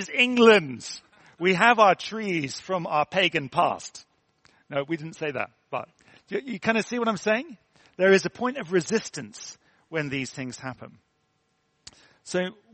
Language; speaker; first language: English; native; English